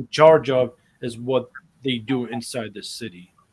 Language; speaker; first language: English; native; English